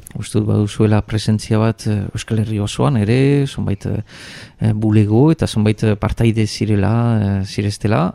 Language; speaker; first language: Basque; native; Basque